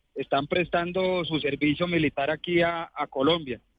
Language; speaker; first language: Spanish; native; Spanish